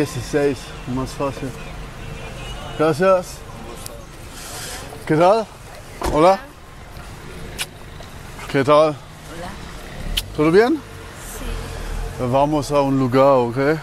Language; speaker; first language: Spanish; non-native, learner; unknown